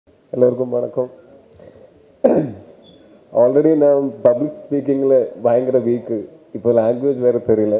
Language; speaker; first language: Tamil; non-native, learner; Malayalam